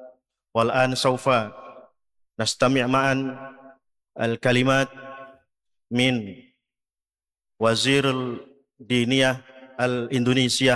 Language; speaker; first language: Arabic; non-native, fluent; Indonesian